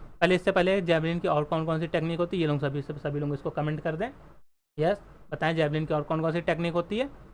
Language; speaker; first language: Hindi; native; Hindi